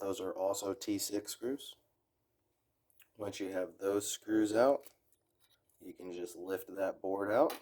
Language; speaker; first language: English; native; English